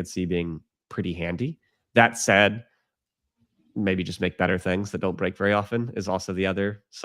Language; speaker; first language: English; native; English